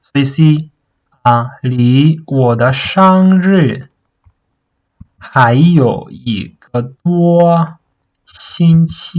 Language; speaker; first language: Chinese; non-native, fluent; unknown